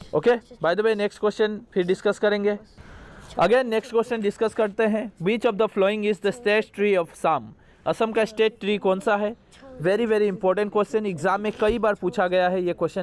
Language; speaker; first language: Hindi; non-native, local second language; Assamese